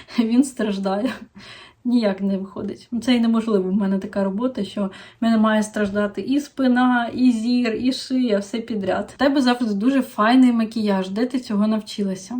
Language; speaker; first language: Ukrainian; non-native, local second language; Russian